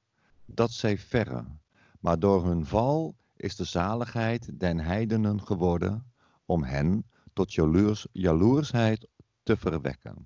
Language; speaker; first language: Dutch; native; Dutch